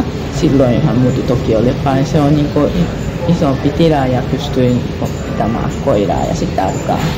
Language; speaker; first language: Finnish; non-native, fluent; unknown